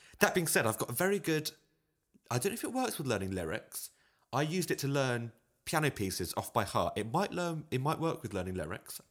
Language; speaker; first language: English; native; English